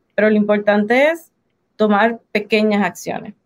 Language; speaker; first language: Spanish; native; Spanish